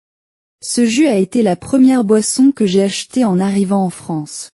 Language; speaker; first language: French; non-native, learner; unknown